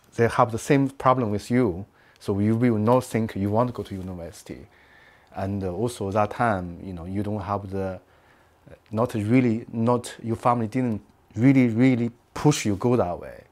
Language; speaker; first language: English; non-native, learner; Chinese